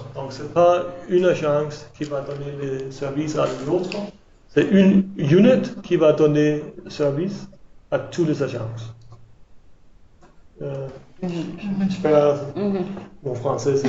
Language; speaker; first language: French; non-native, learner; English